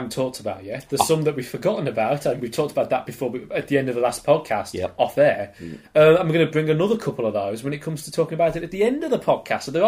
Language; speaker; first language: English; native; English